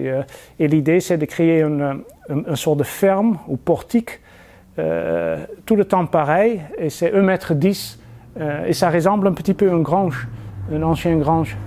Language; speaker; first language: French; non-native, fluent; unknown